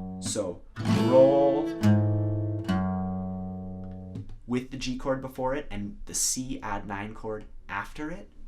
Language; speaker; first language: English; native; English